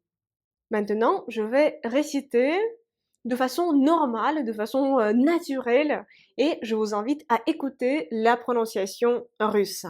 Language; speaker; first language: French; non-native, fluent; Russian